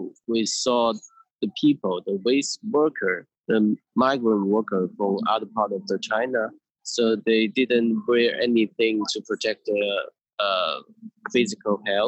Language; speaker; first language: English; non-native, fluent; Min Nan Chinese